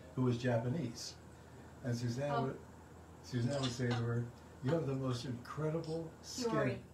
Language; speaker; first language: English; native; English